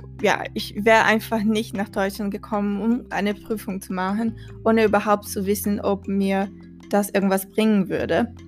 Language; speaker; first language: German; non-native, fluent; Portuguese